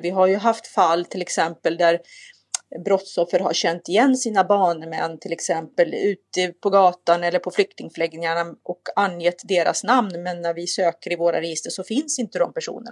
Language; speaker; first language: Swedish; native; Swedish